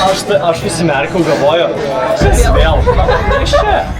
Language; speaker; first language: Lithuanian; native; Lithuanian